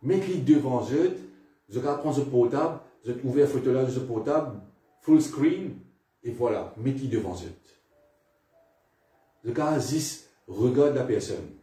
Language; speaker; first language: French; non-native, local second language; Morisyen